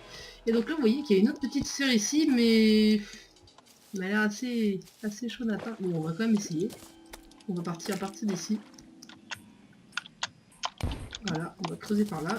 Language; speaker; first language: French; native; French